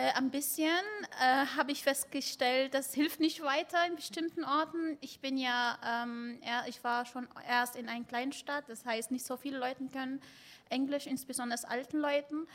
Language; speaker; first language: German; early bilingual, other home language; Arabic